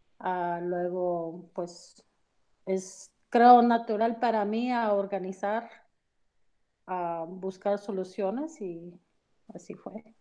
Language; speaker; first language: Spanish; early bilingual, heritage; Spanish